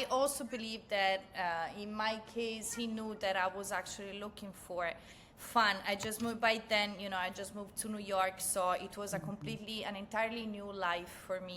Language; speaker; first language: English; non-native, fluent; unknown